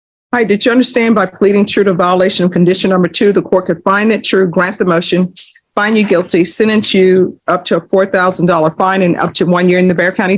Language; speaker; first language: English; native; English